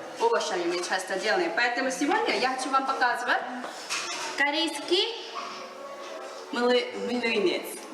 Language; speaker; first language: Russian; non-native, learner; Korean